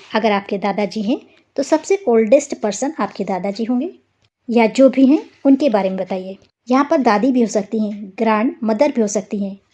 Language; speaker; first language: Hindi; native; Hindi